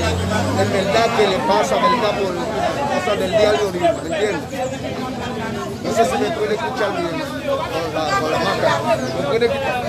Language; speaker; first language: Spanish; non-native, learner; Haitian Creole